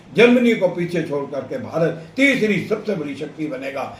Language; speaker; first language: Hindi; non-native, local second language; Punjabi